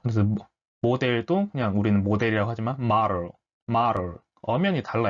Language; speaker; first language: Korean; native; Korean